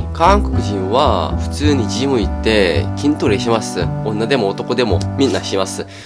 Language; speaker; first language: Japanese; non-native, fluent; Korean